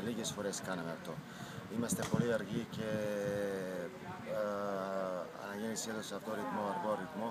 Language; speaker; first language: Greek; non-native, fluent; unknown